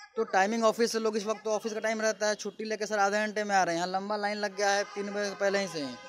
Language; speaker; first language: Hindi; native; Hindi